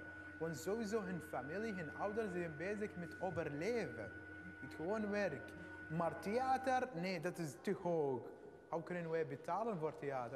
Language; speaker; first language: Dutch; non-native, fluent; Arabic